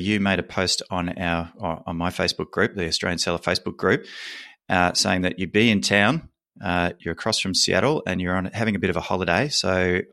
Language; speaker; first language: English; native; English